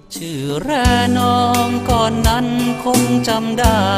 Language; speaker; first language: Thai; native; Thai